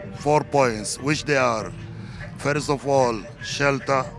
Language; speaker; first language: English; non-native, learner; Arabic